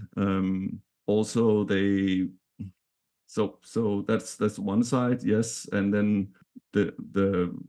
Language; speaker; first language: English; non-native, fluent; Danish